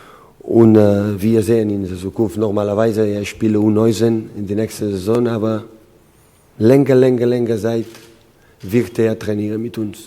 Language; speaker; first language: German; non-native, learner; Spanish